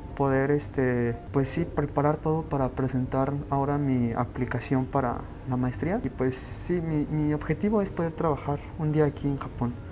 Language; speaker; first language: Spanish; native; Spanish